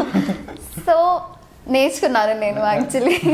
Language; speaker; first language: Telugu; non-native, learner; Hindi